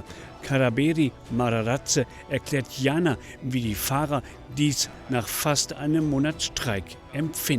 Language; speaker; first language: German; native; German